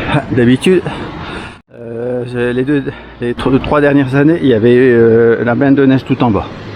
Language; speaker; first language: French; native; French